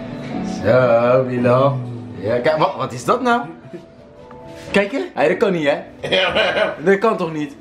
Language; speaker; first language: Dutch; native; Dutch